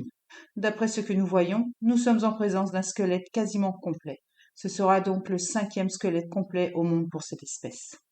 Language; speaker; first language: French; native; French